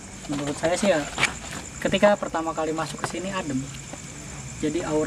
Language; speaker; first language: Indonesian; native; Indonesian